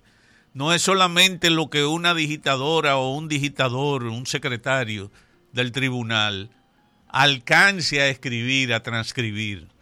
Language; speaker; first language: Spanish; native; Spanish